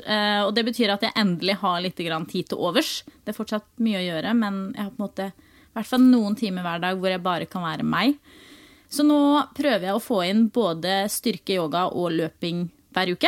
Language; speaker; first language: Norwegian; native; Norwegian